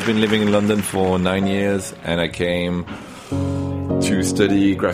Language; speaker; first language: English; non-native, fluent; French